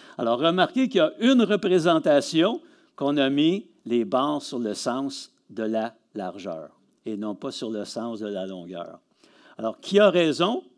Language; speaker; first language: French; native; French